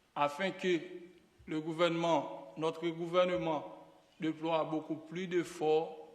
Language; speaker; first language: French; non-native, local second language; Haitian Creole